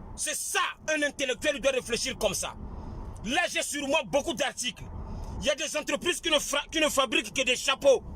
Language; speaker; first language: French; non-native, local second language; Lingala